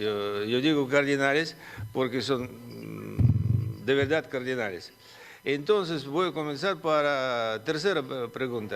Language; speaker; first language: Spanish; non-native, fluent; Russian